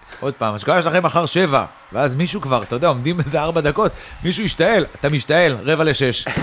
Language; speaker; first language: Hebrew; native; Hebrew